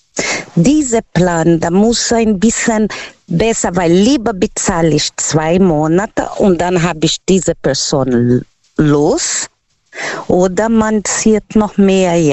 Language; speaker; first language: German; non-native, learner; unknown